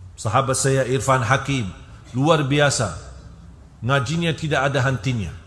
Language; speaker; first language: Malay; non-native, fluent; Arabic